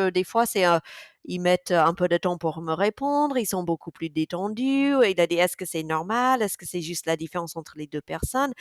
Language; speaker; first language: French; non-native, fluent; English